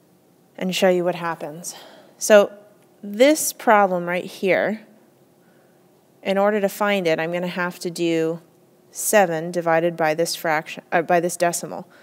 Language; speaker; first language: English; native; English